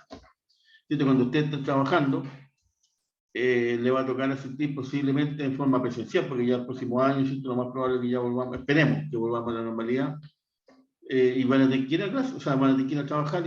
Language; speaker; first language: Spanish; native; Spanish